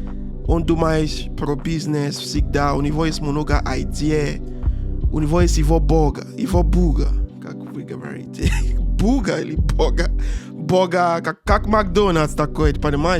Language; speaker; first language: Russian; non-native, learner; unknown